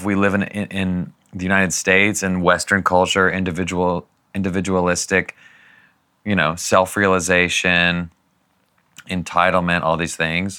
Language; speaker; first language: English; native; English